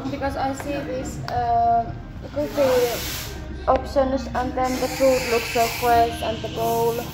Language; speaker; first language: English; non-native, learner; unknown